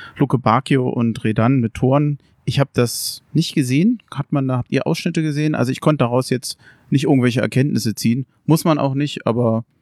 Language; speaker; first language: German; native; German